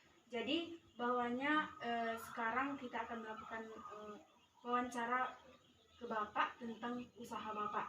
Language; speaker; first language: Indonesian; native; Indonesian